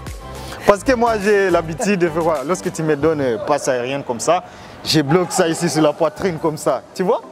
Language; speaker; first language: French; non-native, local second language; Rundi